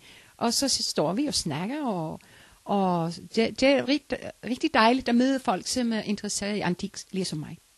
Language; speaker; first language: Danish; non-native, learner; Icelandic